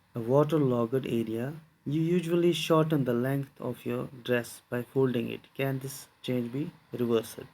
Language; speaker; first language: English; non-native, local second language; Urdu